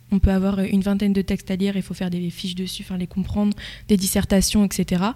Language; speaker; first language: French; native; French